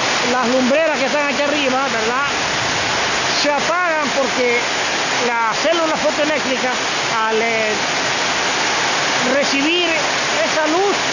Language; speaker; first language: Spanish; native; Spanish